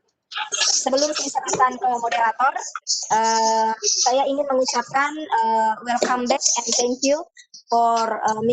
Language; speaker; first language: Indonesian; native; Indonesian